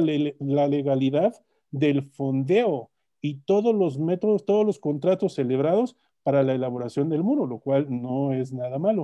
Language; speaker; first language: Spanish; native; Spanish